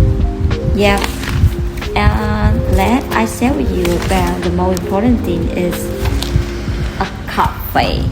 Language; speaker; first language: English; non-native, learner; Vietnamese